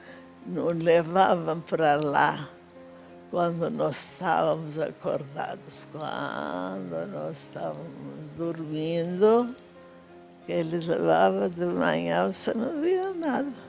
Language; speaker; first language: Portuguese; non-native, fluent; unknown